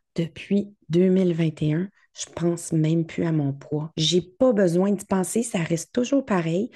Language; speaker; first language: French; native; French